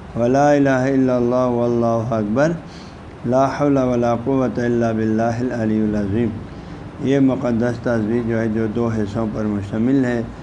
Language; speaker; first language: Urdu; non-native, local second language; Balti